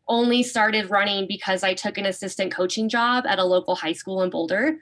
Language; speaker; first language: English; native; English